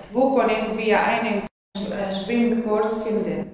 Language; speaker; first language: German; non-native, learner; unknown